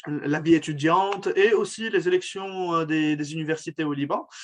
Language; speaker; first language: French; non-native, local second language; Arabic